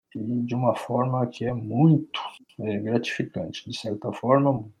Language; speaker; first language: Portuguese; native; Portuguese